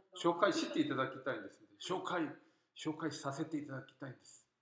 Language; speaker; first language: Japanese; non-native, fluent; Korean